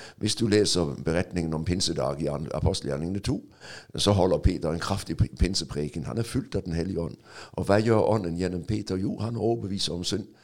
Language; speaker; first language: Norwegian; non-native, fluent; Danish